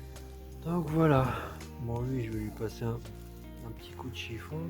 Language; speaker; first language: French; native; French